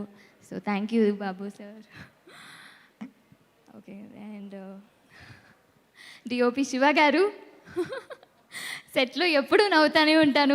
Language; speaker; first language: Telugu; non-native, learner; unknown